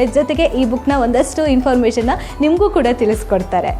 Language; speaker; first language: Kannada; native; Kannada